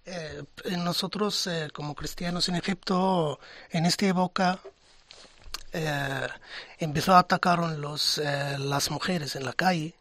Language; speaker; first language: Spanish; non-native, fluent; Arabic